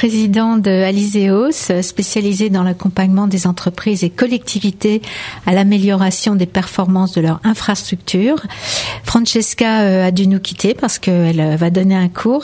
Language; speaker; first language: French; native; French